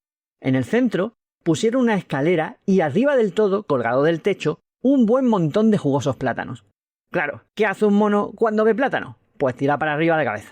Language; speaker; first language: Spanish; native; Spanish